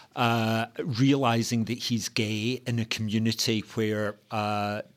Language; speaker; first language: English; native; English